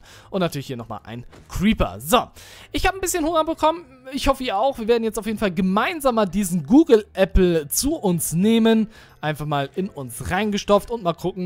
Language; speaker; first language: German; native; German